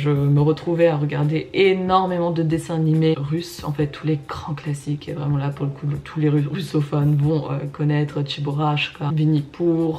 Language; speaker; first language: French; early bilingual, other home language; Russian